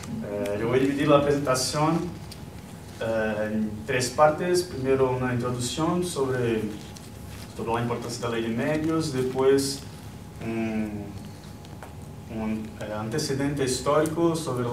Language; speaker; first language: Spanish; non-native, learner; Portuguese